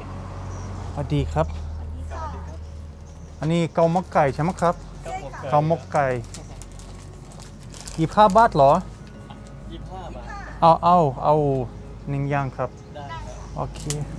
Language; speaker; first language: Thai; non-native, learner; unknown